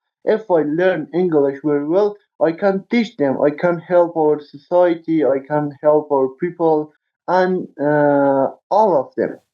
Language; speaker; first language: English; non-native, learner; Persian